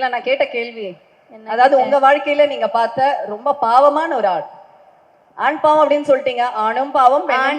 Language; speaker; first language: Tamil; native; Tamil